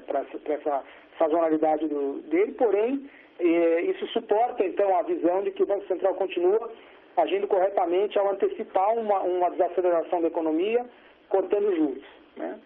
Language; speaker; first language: Portuguese; native; Portuguese